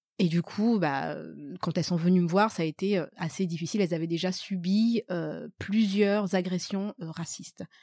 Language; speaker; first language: French; early bilingual, other home language; Malagasy